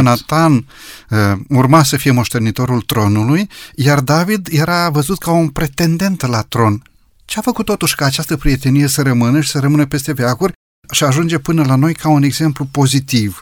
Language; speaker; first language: Romanian; native; Romanian